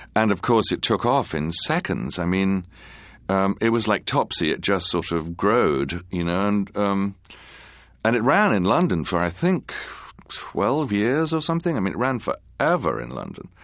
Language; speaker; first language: English; native; English